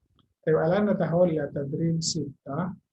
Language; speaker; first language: Arabic; non-native, fluent; Indonesian